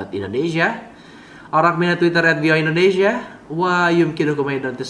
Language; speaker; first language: Arabic; non-native, fluent; Indonesian